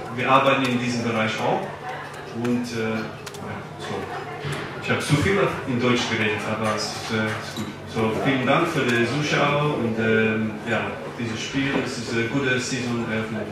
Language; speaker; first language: German; non-native, learner; English